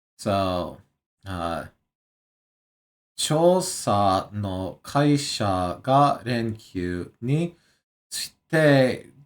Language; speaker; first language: Japanese; non-native, learner; English